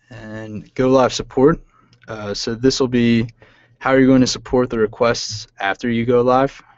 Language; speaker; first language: English; native; English